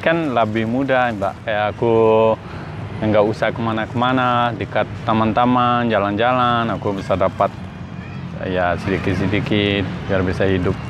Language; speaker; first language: Indonesian; non-native, learner; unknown